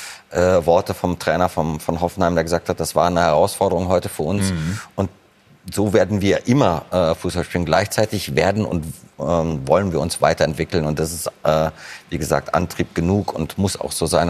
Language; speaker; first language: German; native; German